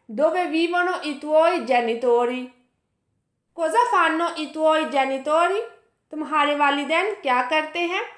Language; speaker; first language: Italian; non-native, fluent; Urdu